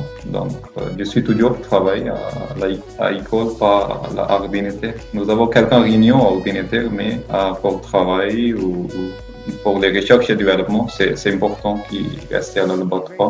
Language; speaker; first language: French; non-native, learner; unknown